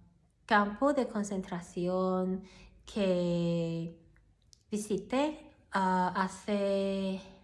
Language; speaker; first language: Spanish; non-native, learner; Cantonese